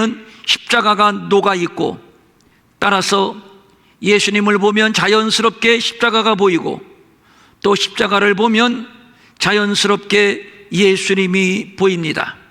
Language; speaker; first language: Korean; native; Korean